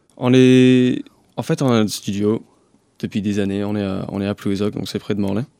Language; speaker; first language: French; early bilingual, other home language; English